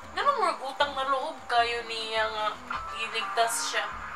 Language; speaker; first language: English; non-native, local second language; Cebuano